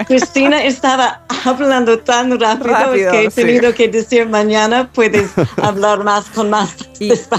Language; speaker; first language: Spanish; non-native, learner; English